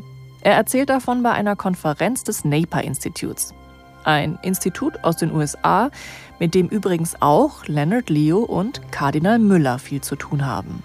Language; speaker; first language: German; native; German